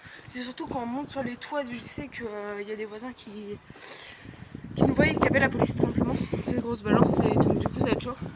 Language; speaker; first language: French; native; French